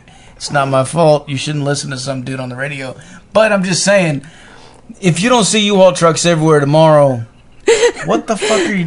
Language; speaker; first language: English; native; English